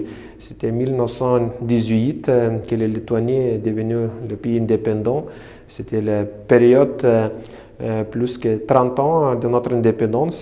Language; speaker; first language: French; non-native, fluent; Lithuanian